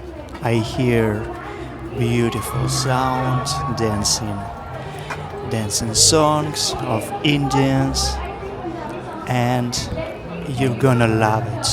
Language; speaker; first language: English; non-native, fluent; Russian